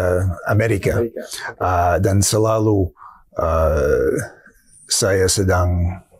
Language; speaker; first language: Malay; non-native, fluent; English